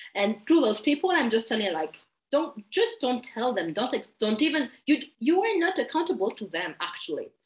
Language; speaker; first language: English; non-native, fluent; Malagasy